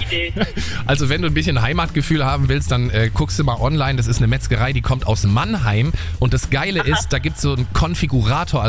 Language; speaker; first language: German; native; German